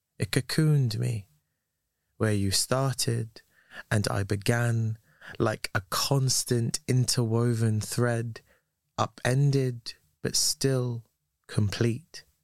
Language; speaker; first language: English; native; English